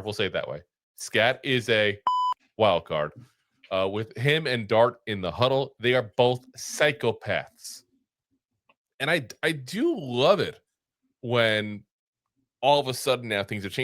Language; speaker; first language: English; native; English